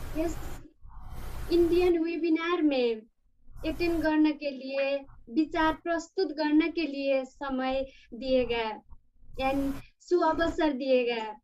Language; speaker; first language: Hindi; non-native, learner; Nepali